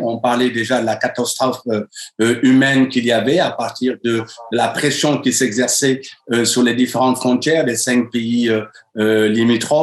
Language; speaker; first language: French; native; French